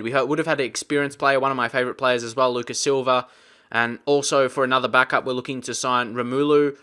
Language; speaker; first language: English; native; English